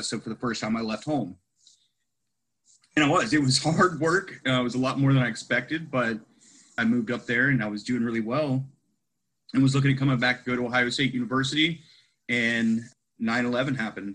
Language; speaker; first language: English; native; English